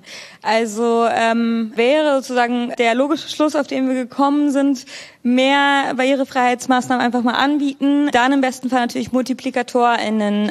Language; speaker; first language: German; native; German